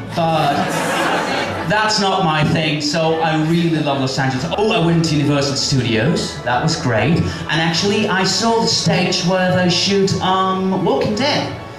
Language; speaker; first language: English; non-native, fluent; Spanish